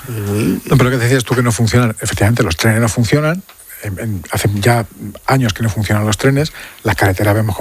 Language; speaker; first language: Spanish; native; Spanish